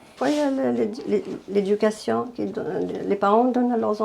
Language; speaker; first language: French; non-native, fluent; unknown